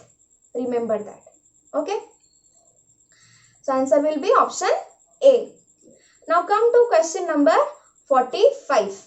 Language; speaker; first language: English; non-native, local second language; Hindi